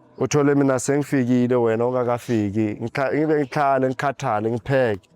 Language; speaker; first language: Zulu; native; Zulu